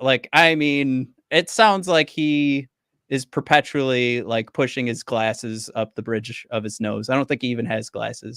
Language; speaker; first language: English; native; English